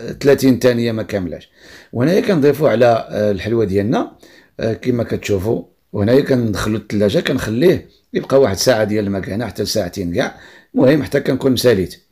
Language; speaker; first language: Arabic; native; Arabic